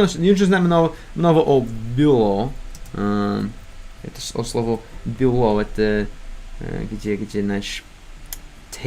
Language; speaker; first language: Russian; non-native, learner; English